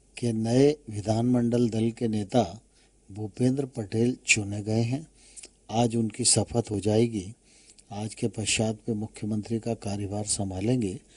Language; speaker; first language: Hindi; native; Hindi